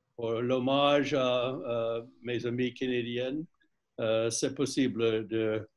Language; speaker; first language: French; non-native, learner; English